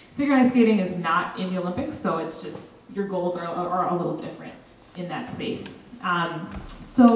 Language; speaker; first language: English; native; English